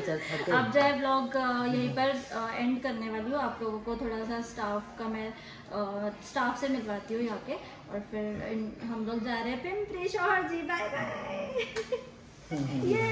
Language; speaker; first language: Hindi; native; Hindi